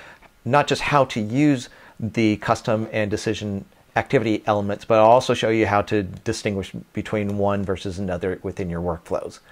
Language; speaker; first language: English; native; English